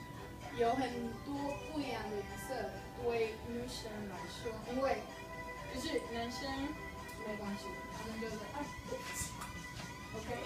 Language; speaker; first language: Chinese; non-native, learner; Spanish